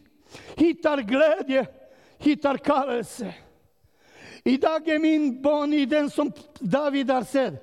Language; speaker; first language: Swedish; non-native, learner; Romanian